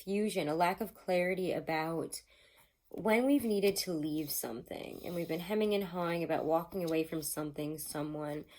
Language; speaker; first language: English; native; English